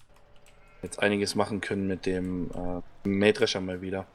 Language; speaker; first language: German; native; German